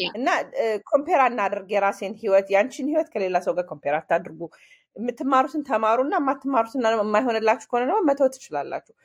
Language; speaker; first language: Amharic; early bilingual, heritage; Amharic